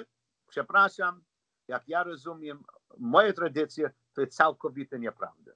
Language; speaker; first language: Polish; non-native, learner; English